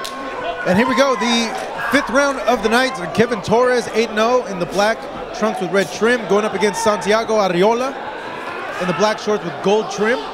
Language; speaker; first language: English; native; English